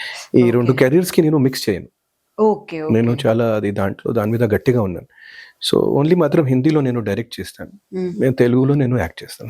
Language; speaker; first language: Telugu; non-native, fluent; Hindi